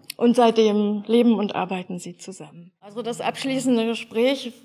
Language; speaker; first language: German; native; German